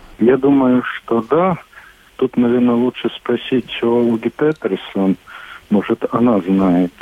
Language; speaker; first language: Russian; non-native, local second language; Latvian